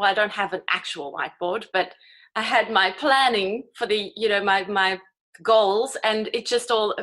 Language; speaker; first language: English; native; English